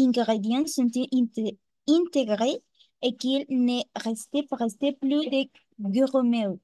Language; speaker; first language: French; non-native, learner; Spanish